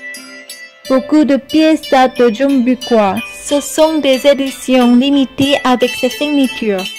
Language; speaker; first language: French; non-native, learner; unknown